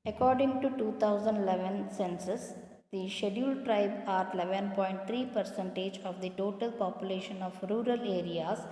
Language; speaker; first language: English; non-native, local second language; Kannada